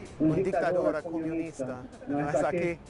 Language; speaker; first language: Spanish; non-native, learner; English